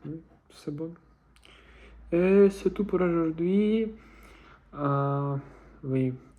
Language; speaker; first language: French; non-native, learner; Russian